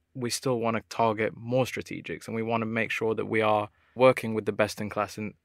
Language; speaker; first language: English; native; English